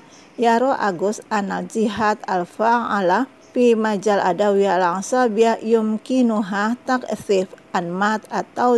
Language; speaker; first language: Arabic; non-native, fluent; Indonesian